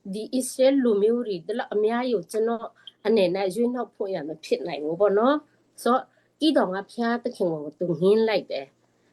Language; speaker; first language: Burmese; non-native, local second language; Tedim Chin